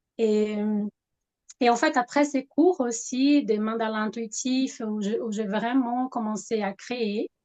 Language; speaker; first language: French; non-native, fluent; Portuguese